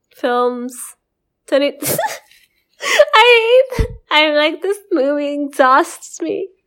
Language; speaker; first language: English; non-native, fluent; Indonesian